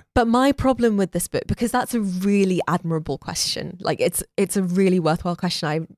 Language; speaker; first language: English; native; English